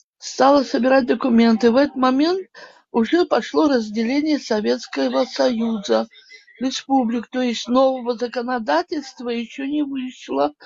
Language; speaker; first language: Russian; native; Russian